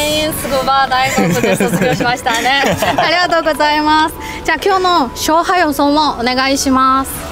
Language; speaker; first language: Japanese; non-native, learner; Chinese